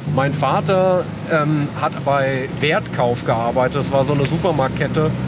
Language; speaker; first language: German; non-native, local second language; Italian